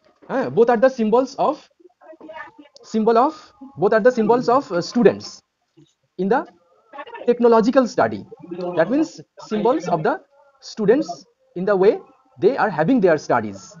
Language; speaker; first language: English; non-native, local second language; Bangla